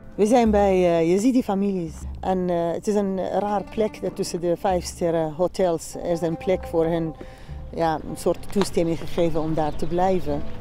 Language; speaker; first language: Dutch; non-native, fluent; Central Kurdish